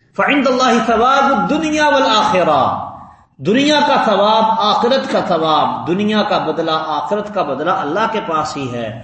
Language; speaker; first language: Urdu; non-native, local second language; Punjabi